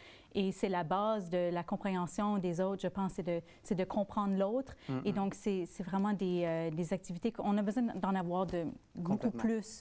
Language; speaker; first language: French; native; French